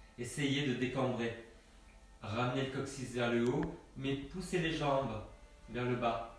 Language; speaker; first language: French; native; French